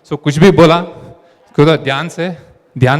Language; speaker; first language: Hindi; non-native, local second language; Telugu